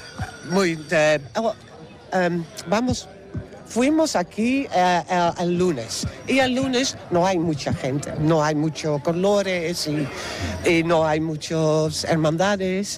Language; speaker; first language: Spanish; non-native, learner; Dutch